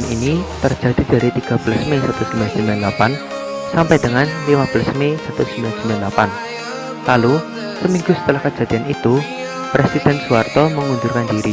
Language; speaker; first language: Indonesian; native; Indonesian